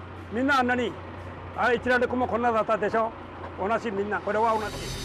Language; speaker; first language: Japanese; native; Japanese